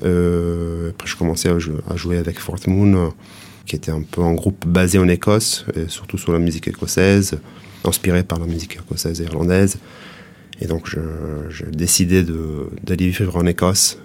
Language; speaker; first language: French; non-native, fluent; Italian